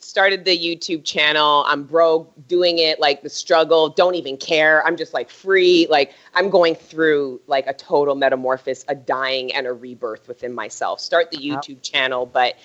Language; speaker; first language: English; native; English